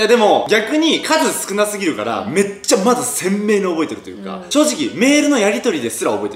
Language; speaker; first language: Japanese; native; Japanese